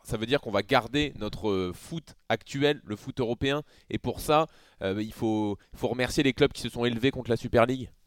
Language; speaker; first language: French; native; French